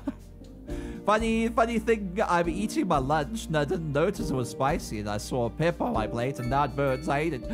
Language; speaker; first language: English; native; English